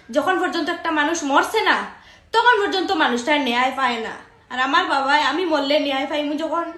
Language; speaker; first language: Bangla; native; Bangla